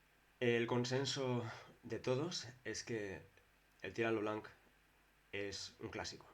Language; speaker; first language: Spanish; native; Spanish